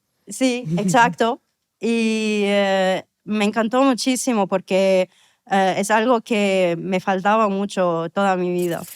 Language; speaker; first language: Spanish; non-native, fluent; Arabic